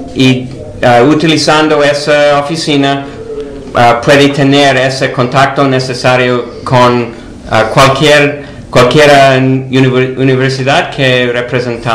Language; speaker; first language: Spanish; non-native, fluent; English